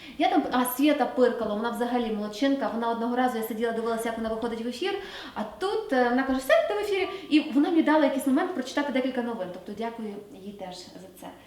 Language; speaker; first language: Ukrainian; native; Ukrainian